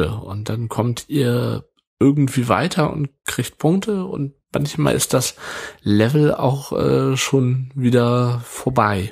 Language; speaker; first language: German; native; German